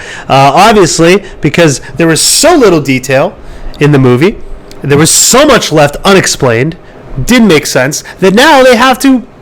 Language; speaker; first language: English; native; English